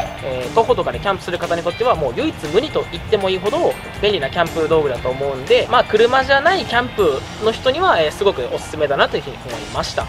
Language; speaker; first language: Japanese; native; Japanese